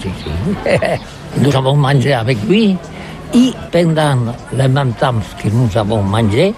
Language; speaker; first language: French; non-native, learner; Catalan